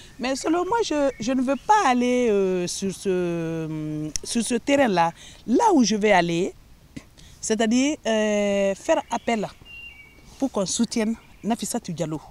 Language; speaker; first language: French; non-native, local second language; Mandingo